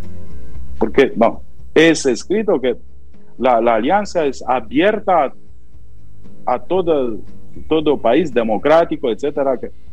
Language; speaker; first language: Spanish; non-native, fluent; Romanian